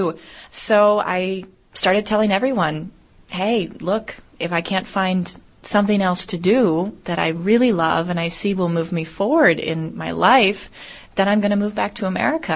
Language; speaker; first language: English; native; English